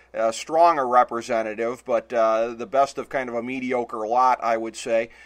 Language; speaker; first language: English; native; English